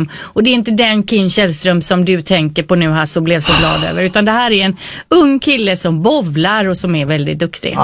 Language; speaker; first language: Swedish; native; Swedish